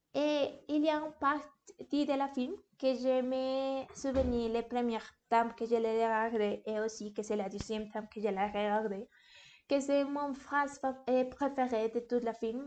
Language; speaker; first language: French; non-native, learner; English